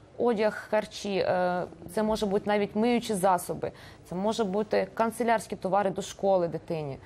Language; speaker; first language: Ukrainian; native; Ukrainian